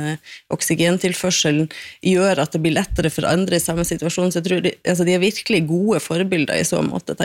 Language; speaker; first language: Norwegian; native; Norwegian